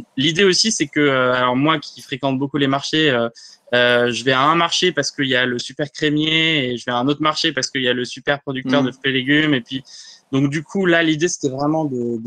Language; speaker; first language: French; native; French